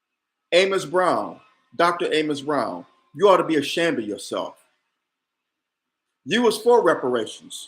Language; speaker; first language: English; native; English